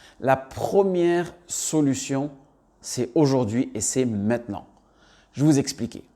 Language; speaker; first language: French; native; French